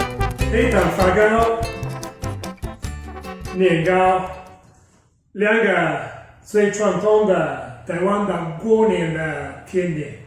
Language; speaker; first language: Chinese; non-native, fluent; Italian